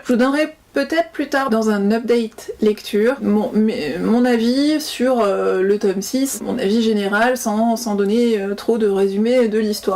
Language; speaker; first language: French; native; French